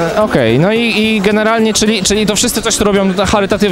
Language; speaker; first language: Polish; native; Polish